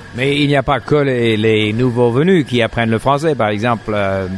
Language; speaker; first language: French; non-native, fluent; English